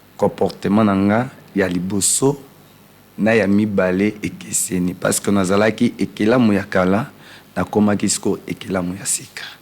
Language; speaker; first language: Lingala; non-native, local second language; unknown